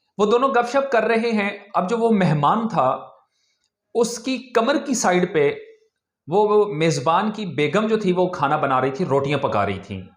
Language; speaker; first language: Urdu; non-native, local second language; Punjabi